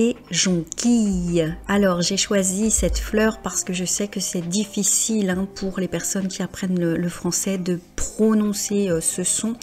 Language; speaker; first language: French; native; French